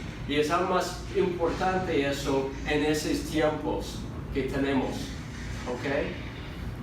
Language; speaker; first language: Spanish; non-native, fluent; English